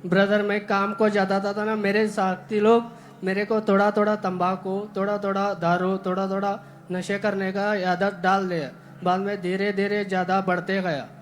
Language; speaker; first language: Hindi; non-native, local second language; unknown